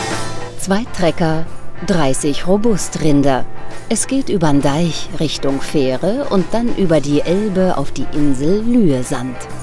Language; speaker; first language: German; native; German